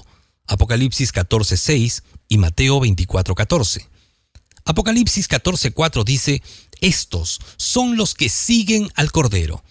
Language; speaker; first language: Spanish; native; Spanish